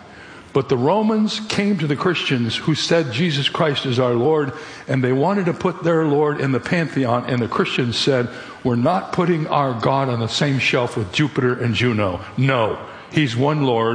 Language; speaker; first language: English; native; English